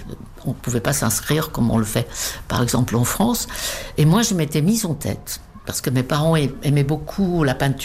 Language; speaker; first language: French; non-native, fluent; Czech